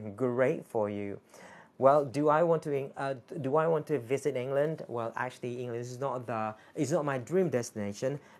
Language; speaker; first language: English; non-native, fluent; Thai